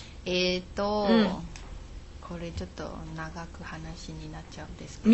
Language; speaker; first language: Japanese; non-native, learner; Chinese